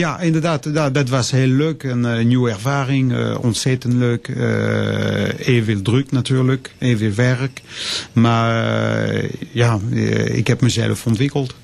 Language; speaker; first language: Dutch; non-native, fluent; French